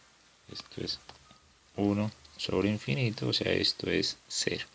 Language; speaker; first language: Spanish; native; Spanish